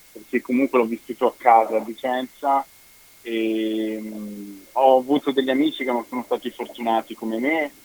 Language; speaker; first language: Italian; native; Italian